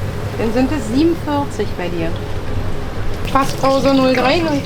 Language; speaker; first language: German; native; German